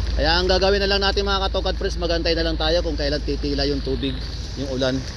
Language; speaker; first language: Filipino; native; Filipino